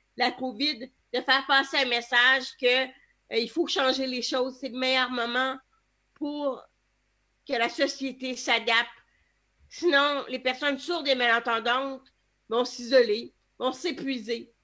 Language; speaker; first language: French; native; French